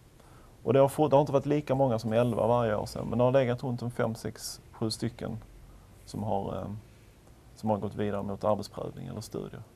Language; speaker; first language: Swedish; native; Swedish